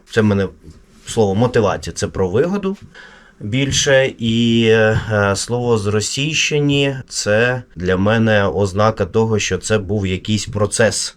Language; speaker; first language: Ukrainian; non-native, local second language; Russian